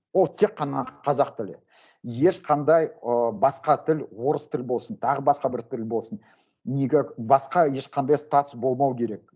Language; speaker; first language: Kazakh; non-native, local second language; Russian